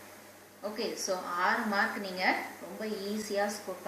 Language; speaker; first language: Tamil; native; Tamil